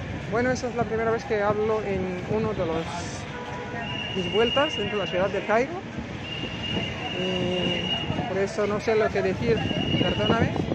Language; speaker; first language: Spanish; non-native, fluent; Arabic